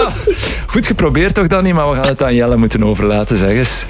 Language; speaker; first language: Dutch; native; Dutch